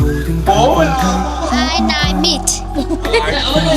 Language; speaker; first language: English; non-native, learner; Vietnamese